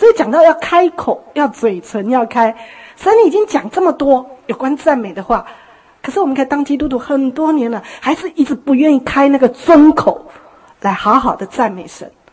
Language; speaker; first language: Chinese; native; Chinese